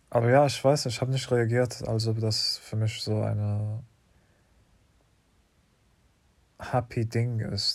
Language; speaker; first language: German; non-native, learner; English